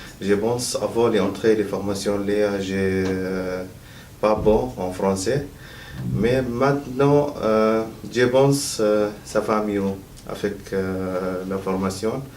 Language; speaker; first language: French; non-native, learner; Arabic